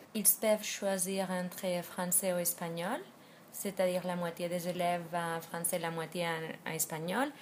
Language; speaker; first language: French; non-native, fluent; Spanish